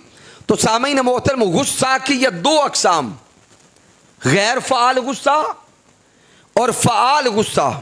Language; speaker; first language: Urdu; native; Urdu